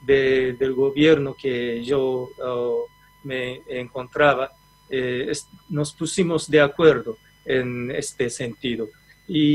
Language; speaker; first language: Spanish; non-native, fluent; Japanese